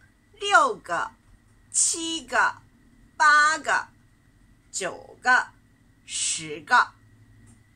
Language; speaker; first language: Chinese; non-native, fluent; Japanese